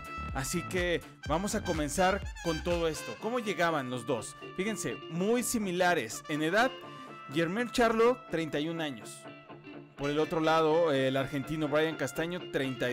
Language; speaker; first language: Spanish; native; Spanish